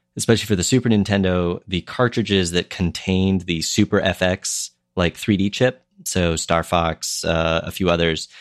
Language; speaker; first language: English; native; English